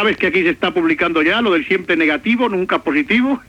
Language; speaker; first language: Spanish; native; Spanish